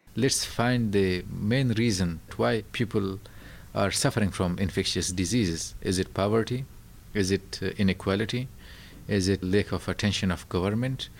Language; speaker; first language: English; non-native, fluent; Pashto